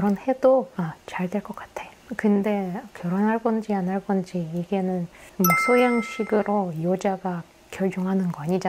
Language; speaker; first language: Korean; non-native, fluent; Russian